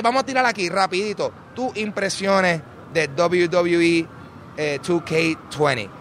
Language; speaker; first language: Spanish; native; Spanish